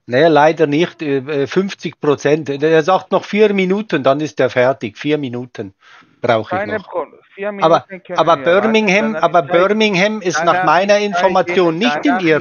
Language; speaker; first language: German; native; German